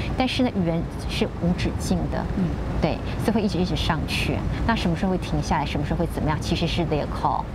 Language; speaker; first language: Chinese; native; Chinese